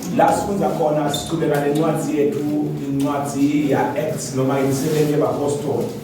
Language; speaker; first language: Zulu; non-native, local second language; Swati